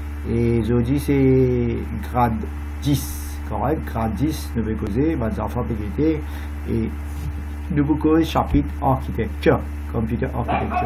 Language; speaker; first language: French; non-native, local second language; Morisyen